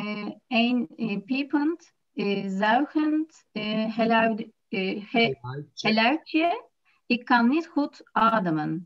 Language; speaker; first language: Dutch; non-native, learner; Turkish